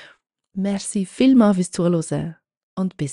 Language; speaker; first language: German; native; German